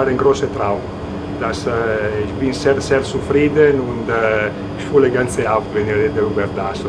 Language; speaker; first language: German; non-native, learner; Italian